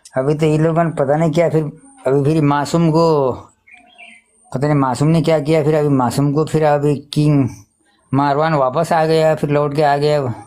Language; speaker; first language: Hindi; non-native, fluent; Nepali